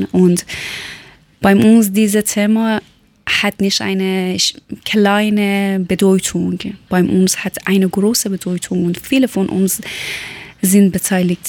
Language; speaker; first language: German; non-native, learner; Persian